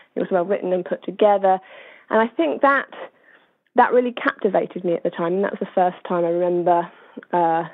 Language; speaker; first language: English; native; English